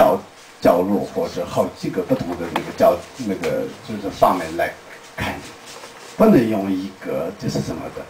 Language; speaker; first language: Chinese; non-native, local second language; Tibetan